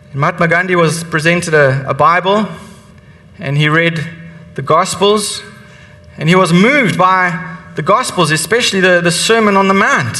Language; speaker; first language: English; native; English